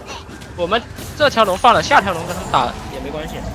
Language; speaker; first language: Chinese; native; Chinese